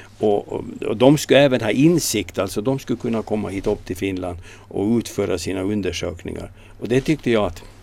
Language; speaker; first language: Swedish; native; Swedish